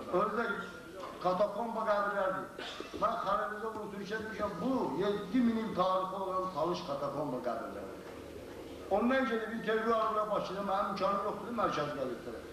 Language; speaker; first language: Azerbaijani; non-native, local second language; Talysh